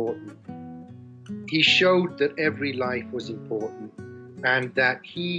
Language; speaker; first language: English; native; English